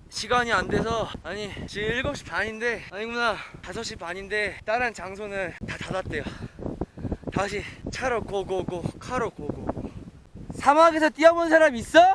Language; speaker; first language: Korean; native; Korean